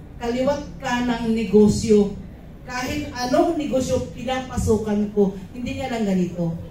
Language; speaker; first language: Filipino; non-native, local second language; Cebuano